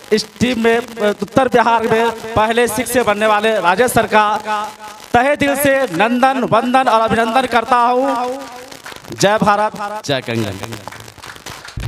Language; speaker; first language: Hindi; native; Hindi